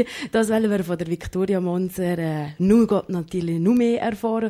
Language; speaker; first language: German; native; German